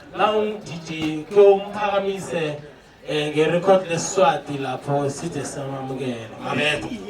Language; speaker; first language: Zulu; non-native, local second language; South Ndebele